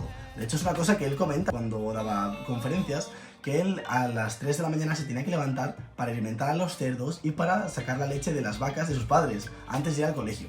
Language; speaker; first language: Spanish; native; Spanish